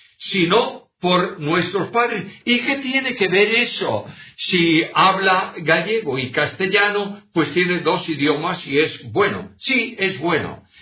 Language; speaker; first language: Spanish; non-native, local second language; Galician